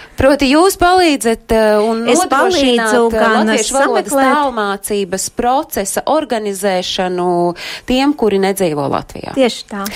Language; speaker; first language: Latvian; native; Latvian